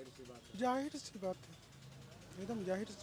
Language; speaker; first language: Hindi; native; Hindi